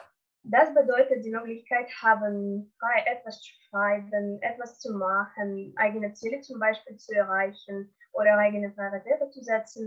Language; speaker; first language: German; non-native, learner; Russian